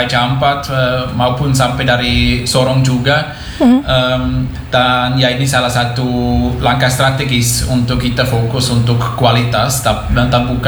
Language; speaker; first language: Indonesian; non-native, fluent; Swiss German